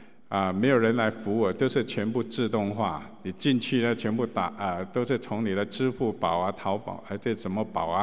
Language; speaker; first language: Chinese; native; Chinese